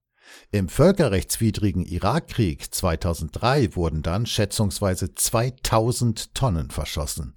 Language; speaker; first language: German; native; German